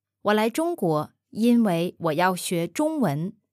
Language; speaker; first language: Chinese; non-native, learner; English